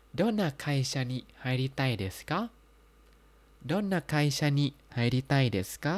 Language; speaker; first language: Japanese; non-native, fluent; Thai